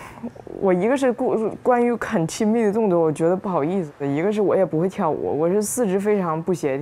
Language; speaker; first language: Chinese; native; Chinese